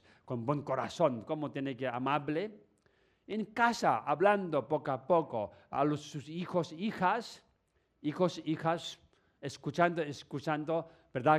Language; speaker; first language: Spanish; non-native, learner; Tibetan